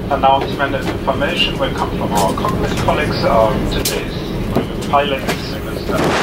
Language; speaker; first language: English; non-native, fluent; German